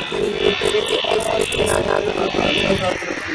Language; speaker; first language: Spanish; non-native, learner; Italian